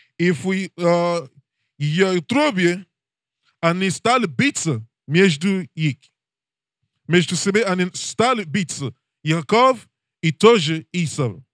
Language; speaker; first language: Russian; non-native, learner; English